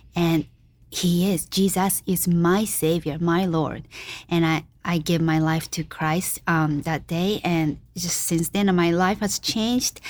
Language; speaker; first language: English; non-native, fluent; Japanese